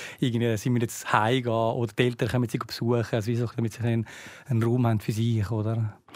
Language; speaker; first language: German; early bilingual, other home language; Tamil